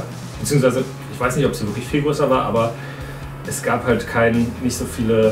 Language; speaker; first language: German; native; German